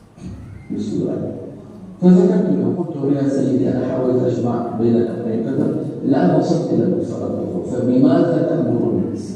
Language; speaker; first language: Arabic; native; Arabic